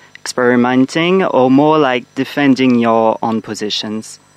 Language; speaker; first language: English; non-native, fluent; French